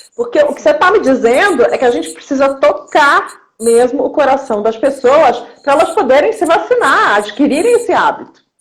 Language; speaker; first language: Portuguese; native; Portuguese